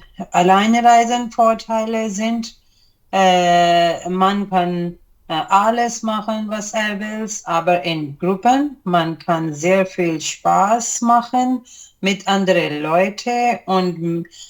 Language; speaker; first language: German; non-native, learner; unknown